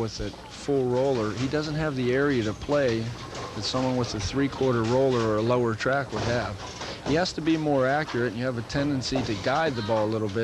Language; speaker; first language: English; native; English